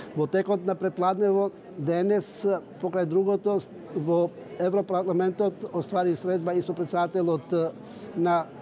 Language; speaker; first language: Macedonian; non-native, local second language; Albanian